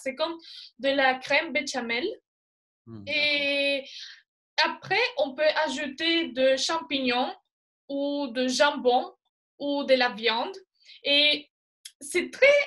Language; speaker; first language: French; non-native, fluent; Spanish